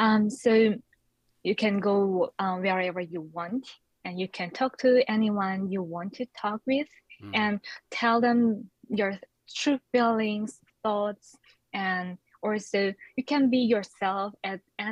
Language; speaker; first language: English; non-native, fluent; Korean